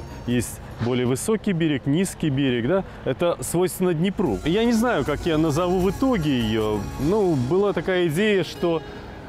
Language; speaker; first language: Russian; non-native, local second language; Belarusian